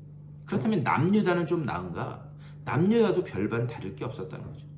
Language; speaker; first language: Korean; native; Korean